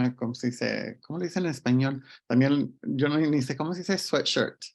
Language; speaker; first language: Spanish; early bilingual, other home language; English